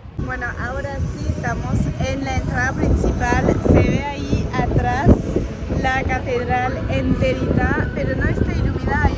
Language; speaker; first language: Spanish; non-native, fluent; French